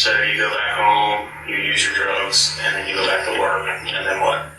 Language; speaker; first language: English; native; English